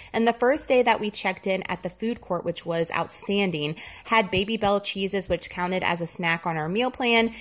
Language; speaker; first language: English; native; English